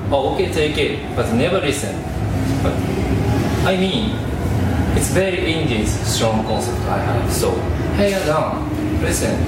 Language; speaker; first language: English; non-native, learner; Japanese